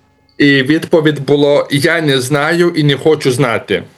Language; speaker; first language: Ukrainian; non-native, learner; Lithuanian